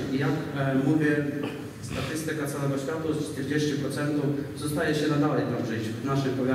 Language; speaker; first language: Polish; non-native, learner; Ukrainian